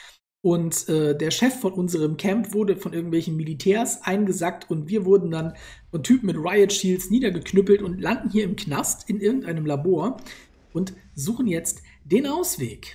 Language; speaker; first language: German; native; German